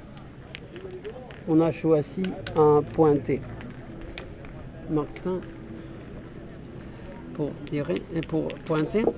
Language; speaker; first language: French; non-native, learner; English